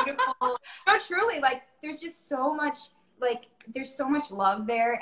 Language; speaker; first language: English; native; English